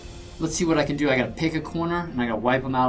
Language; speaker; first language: English; native; English